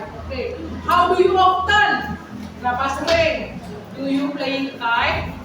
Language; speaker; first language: English; non-native, learner; Indonesian